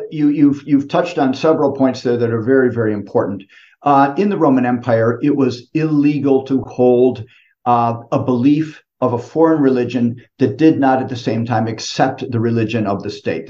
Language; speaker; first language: English; native; English